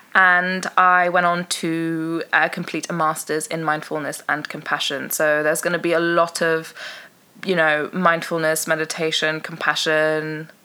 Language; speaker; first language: English; early bilingual, other home language; Persian